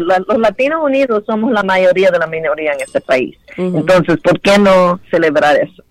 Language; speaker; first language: Spanish; early bilingual, heritage; Spanish